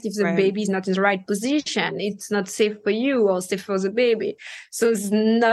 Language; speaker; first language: English; non-native, fluent; French